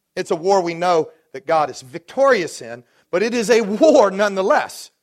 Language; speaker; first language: English; native; English